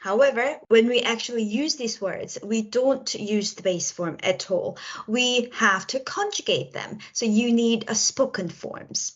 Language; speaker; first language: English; non-native, local second language; Korean